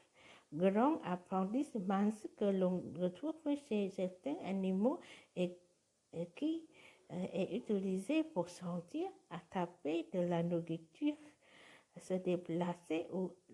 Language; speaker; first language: French; non-native, learner; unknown